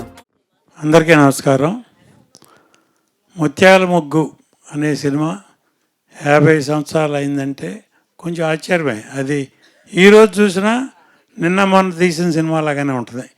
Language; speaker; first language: Telugu; native; Telugu